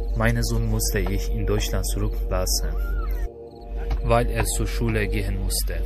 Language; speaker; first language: German; non-native, learner; Persian